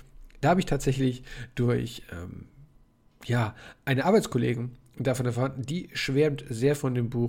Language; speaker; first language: German; native; German